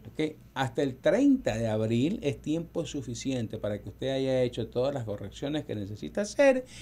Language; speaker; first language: Spanish; native; Spanish